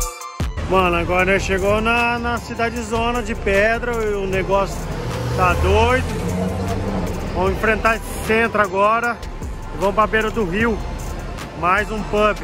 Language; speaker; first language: Portuguese; native; Portuguese